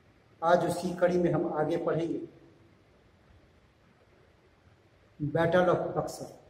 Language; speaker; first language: Hindi; native; Hindi